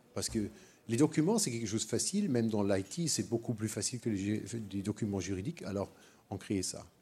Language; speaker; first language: French; non-native, fluent; German